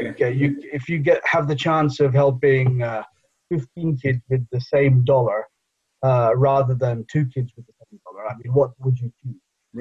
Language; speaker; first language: English; non-native, local second language; Bangla